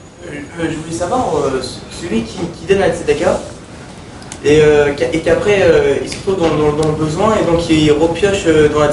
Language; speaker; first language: French; native; French